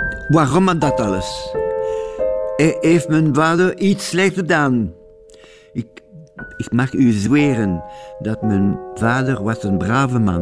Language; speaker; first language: Dutch; non-native, local second language; French